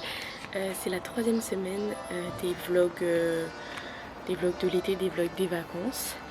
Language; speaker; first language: French; native; French